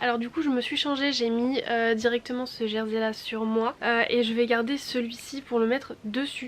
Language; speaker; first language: French; native; French